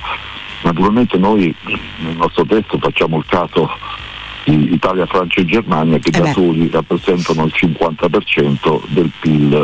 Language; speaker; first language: Italian; native; Italian